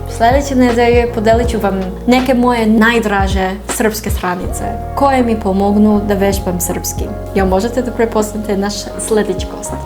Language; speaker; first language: Serbian; non-native, learner; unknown